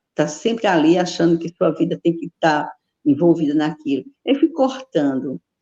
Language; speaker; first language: Portuguese; native; Portuguese